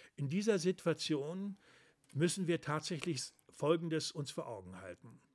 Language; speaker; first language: German; native; German